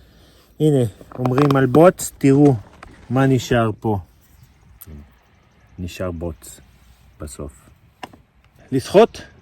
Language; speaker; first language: Hebrew; non-native, fluent; Portuguese